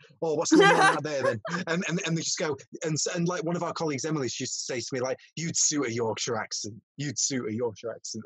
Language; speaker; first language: English; native; English